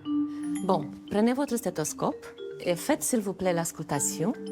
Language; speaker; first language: French; non-native, fluent; Romanian